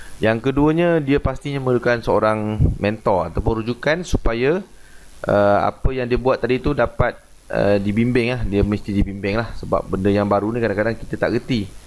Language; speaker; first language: Malay; native; Malay